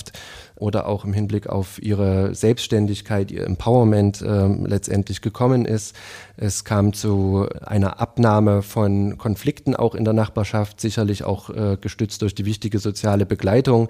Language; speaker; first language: German; native; German